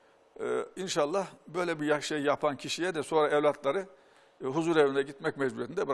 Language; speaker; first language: Turkish; native; Turkish